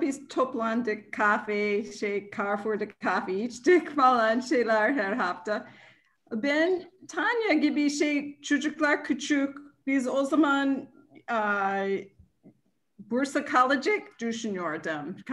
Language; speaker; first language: Turkish; non-native, learner; English